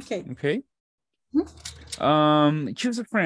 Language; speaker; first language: English; non-native, fluent; Portuguese